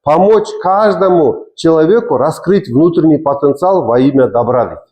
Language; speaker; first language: Russian; non-native, local second language; Kazakh